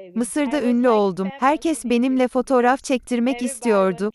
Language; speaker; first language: English; non-native, fluent; Portuguese